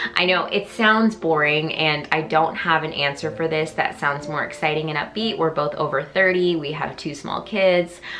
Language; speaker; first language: English; native; English